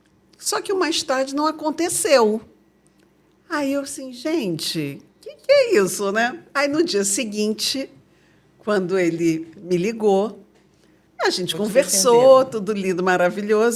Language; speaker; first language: Portuguese; native; Portuguese